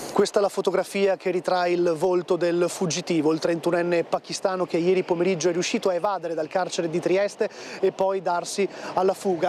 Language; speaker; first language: Italian; native; Italian